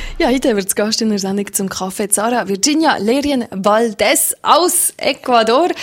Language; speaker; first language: German; native; German